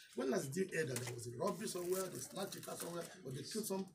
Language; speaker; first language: English; non-native, local second language; Yoruba